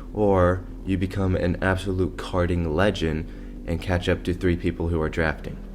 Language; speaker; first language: English; native; English